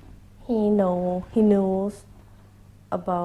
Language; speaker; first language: English; non-native, learner; Thai